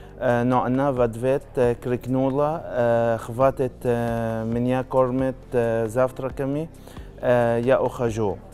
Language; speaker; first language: Russian; non-native, learner; Arabic